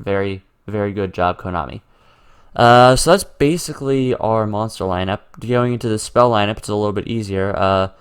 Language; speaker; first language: English; native; English